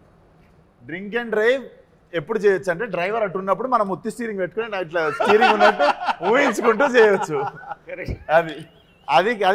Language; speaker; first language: Telugu; native; Telugu